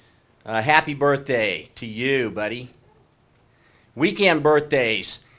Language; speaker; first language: English; native; English